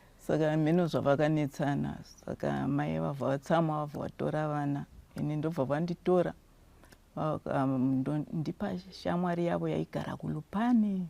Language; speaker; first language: Shona; non-native, local second language; North Ndebele